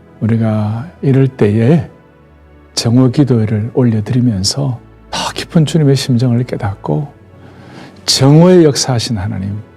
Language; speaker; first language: Korean; native; Korean